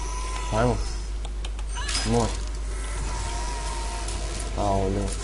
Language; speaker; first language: Romanian; native; Romanian